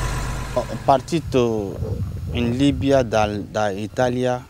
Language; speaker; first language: Italian; non-native, learner; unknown